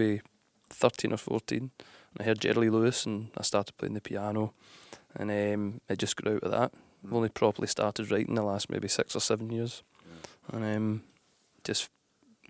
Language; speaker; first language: English; native; English